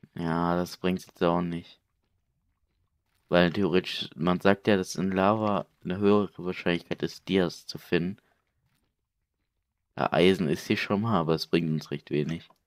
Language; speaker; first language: German; native; German